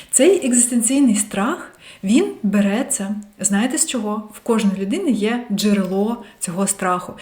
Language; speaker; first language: Ukrainian; non-native, local second language; Russian